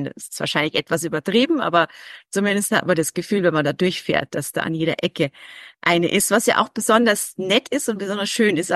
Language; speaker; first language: German; native; German